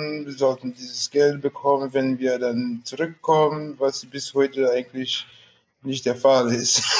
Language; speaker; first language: German; non-native, fluent; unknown